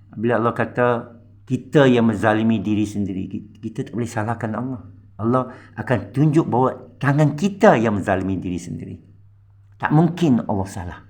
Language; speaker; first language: Malay; non-native, local second language; Min Nan Chinese